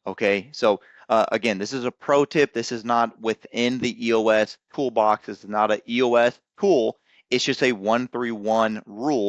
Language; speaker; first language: English; native; English